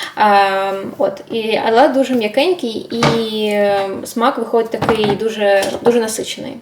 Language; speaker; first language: Ukrainian; non-native, local second language; Russian